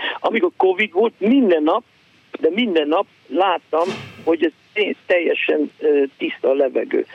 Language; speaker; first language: Hungarian; non-native, fluent; Dutch